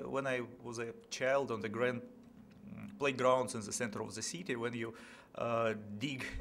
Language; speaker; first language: English; non-native, fluent; Russian